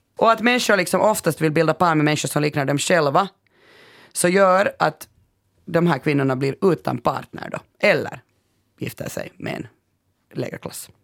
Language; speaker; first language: Swedish; native; Swedish